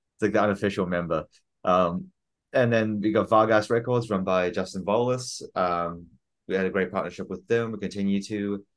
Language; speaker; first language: English; native; English